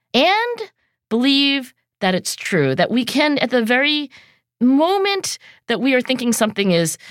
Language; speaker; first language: English; early bilingual, other home language; Chinese